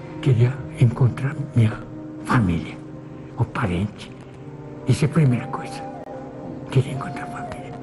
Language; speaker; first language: Portuguese; non-native, fluent; Korean